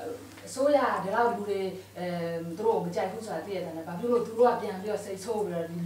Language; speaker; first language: Dutch; non-native, learner; Burmese